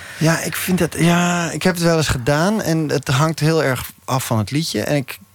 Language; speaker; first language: Dutch; native; Dutch